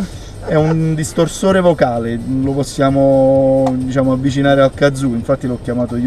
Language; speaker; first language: Italian; native; Italian